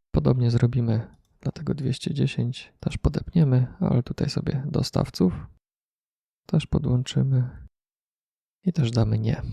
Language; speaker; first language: Polish; native; Polish